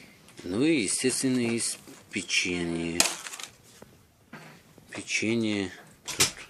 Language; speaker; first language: Russian; non-native, local second language; Tajik